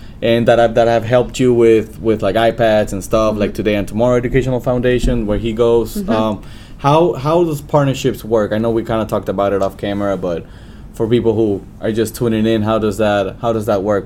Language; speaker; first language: English; non-native, fluent; Spanish